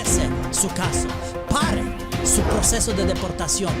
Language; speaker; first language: Spanish; non-native, learner; English